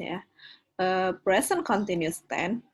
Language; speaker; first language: English; non-native, fluent; Indonesian